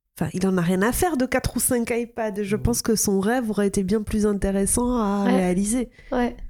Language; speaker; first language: French; non-native, fluent; Arabic